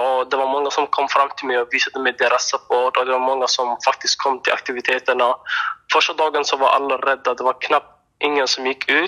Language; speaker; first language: Swedish; non-native, fluent; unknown